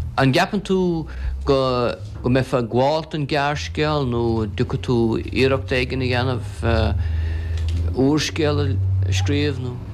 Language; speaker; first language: Irish; non-native, local second language; English